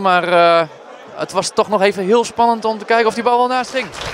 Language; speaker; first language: Dutch; native; Dutch